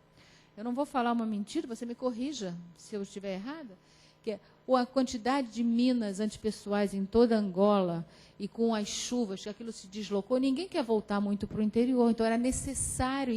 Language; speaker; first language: Portuguese; native; Portuguese